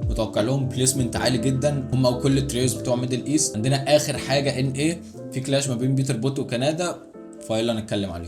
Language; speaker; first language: Arabic; native; Arabic